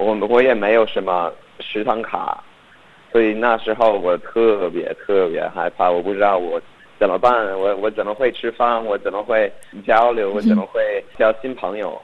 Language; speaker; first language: Chinese; non-native, learner; English